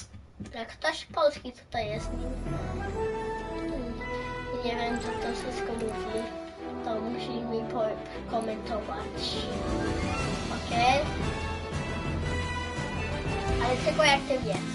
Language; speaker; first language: Polish; early bilingual, heritage; Polish